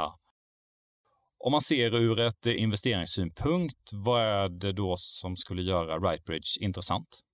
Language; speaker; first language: Swedish; native; Swedish